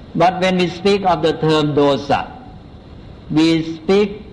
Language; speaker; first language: English; non-native, fluent; Thai